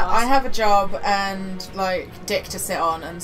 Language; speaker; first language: English; native; English